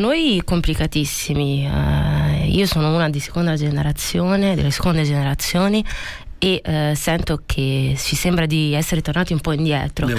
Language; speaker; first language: Italian; early bilingual, other home language; Arabic